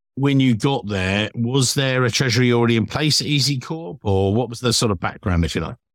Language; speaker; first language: English; native; English